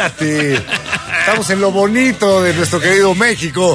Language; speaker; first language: Spanish; native; Spanish